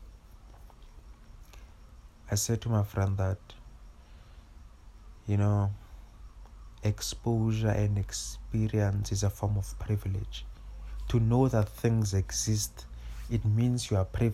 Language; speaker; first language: English; non-native, local second language; Northern Sotho